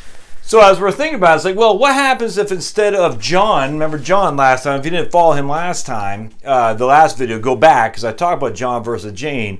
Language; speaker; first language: English; native; English